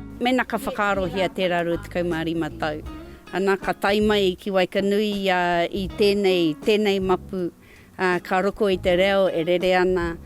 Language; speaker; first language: Māori; non-native, local second language; English